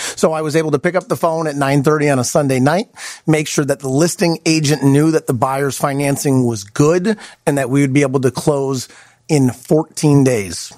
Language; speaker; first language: English; native; English